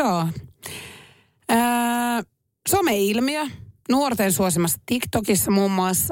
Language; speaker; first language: Finnish; native; Finnish